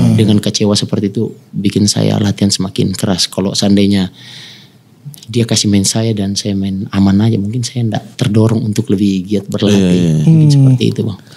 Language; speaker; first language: Indonesian; native; Indonesian